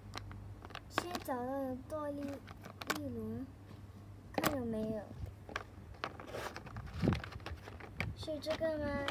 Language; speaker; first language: Chinese; non-native, learner; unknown